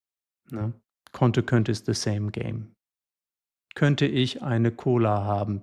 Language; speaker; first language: German; non-native, fluent; English